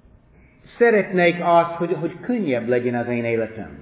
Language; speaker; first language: Hungarian; non-native, fluent; English